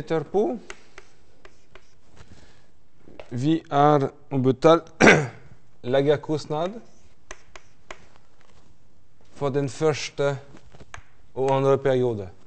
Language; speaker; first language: Norwegian; non-native, fluent; French